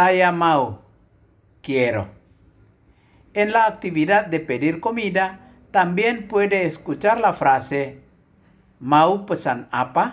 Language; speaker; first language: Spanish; non-native, fluent; Indonesian